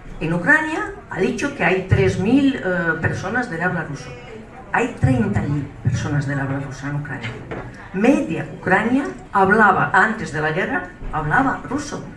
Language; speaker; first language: Spanish; non-native, fluent; Russian